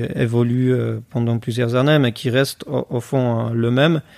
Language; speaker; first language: French; non-native, fluent; Polish